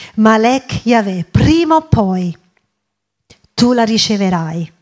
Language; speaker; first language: Italian; early bilingual, other home language; English